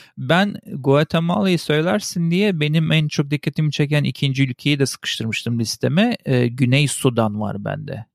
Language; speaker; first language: Turkish; early bilingual, heritage; Turkish